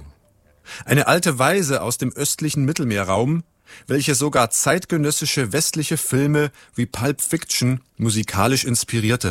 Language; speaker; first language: German; native; German